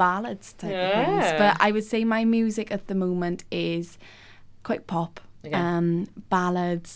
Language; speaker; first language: English; native; English